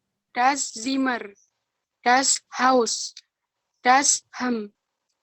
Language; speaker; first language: German; non-native, learner; Indonesian